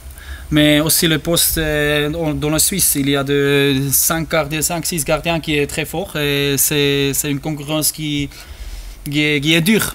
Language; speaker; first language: French; non-native, learner; German